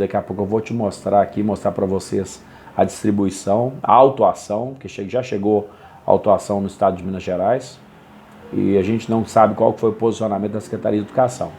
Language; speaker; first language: Portuguese; native; Portuguese